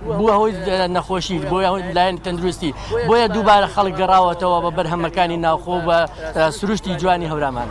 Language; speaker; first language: Central Kurdish; non-native, local second language; Gurani